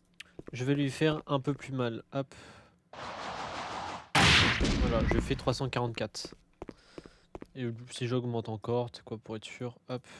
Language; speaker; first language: French; native; French